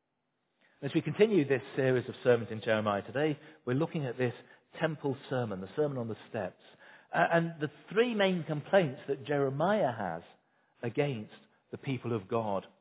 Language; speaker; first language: English; native; English